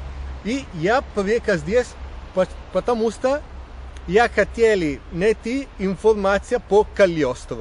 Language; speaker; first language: Russian; non-native, learner; Italian